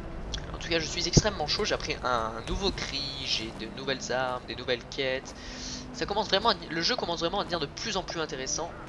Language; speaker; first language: French; native; French